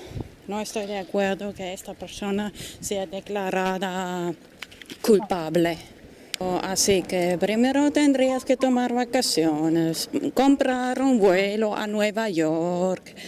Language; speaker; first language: Spanish; non-native, fluent; German